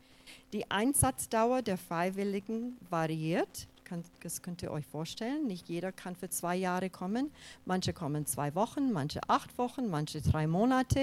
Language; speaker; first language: German; non-native, fluent; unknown